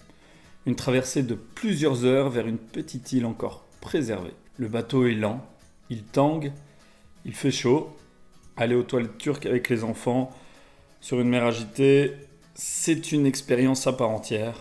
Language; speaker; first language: French; native; French